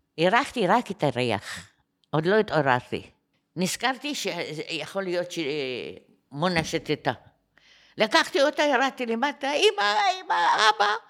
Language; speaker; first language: Hebrew; non-native, fluent; Arabic